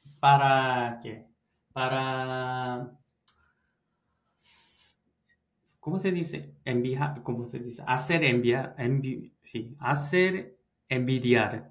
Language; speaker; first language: Spanish; non-native, learner; Korean